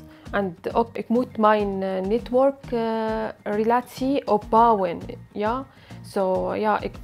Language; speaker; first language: Dutch; non-native, learner; Arabic